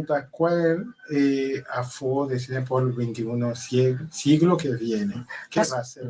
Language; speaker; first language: Spanish; non-native, learner; Haitian Creole